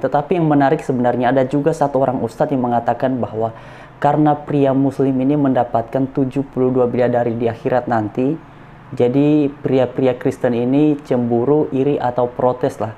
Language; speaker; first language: Indonesian; native; Indonesian